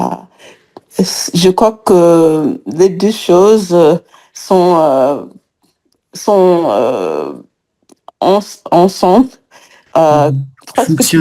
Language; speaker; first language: French; non-native, fluent; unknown